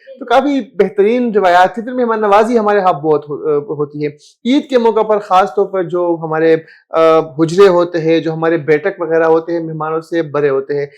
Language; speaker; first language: Urdu; non-native, local second language; Pashto